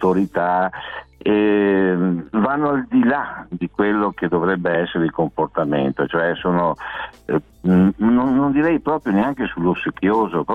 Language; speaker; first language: Italian; native; Italian